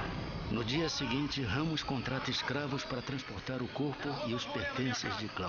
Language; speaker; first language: Portuguese; native; Portuguese